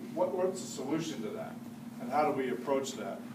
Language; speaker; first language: English; native; English